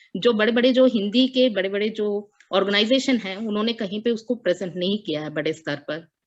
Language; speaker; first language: Hindi; non-native, local second language; Tamil